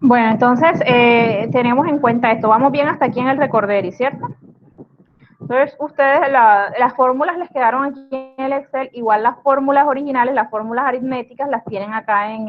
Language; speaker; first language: Spanish; native; Spanish